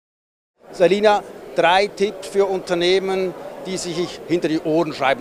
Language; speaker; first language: German; native; German